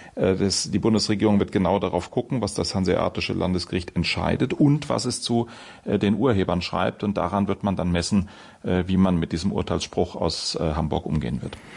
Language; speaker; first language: German; native; German